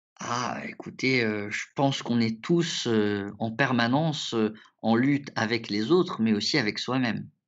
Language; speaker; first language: French; early bilingual, other home language; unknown